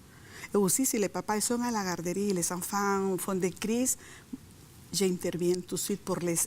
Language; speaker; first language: French; non-native, fluent; Spanish